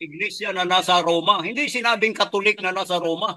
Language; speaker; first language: Filipino; native; Filipino